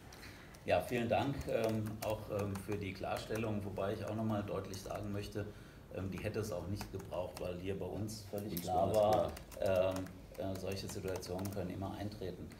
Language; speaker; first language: German; native; German